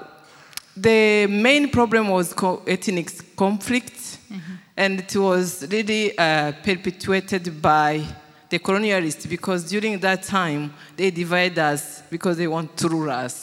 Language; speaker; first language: English; non-native, local second language; Kinyarwanda